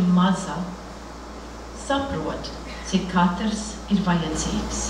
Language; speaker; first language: Latvian; early bilingual, heritage; Latvian